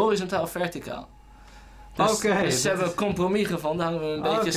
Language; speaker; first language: Dutch; native; Dutch